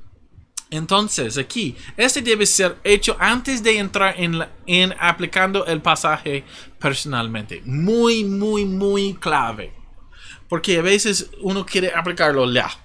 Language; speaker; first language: Spanish; non-native, fluent; English